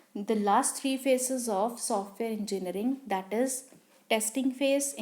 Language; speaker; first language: English; non-native, local second language; Punjabi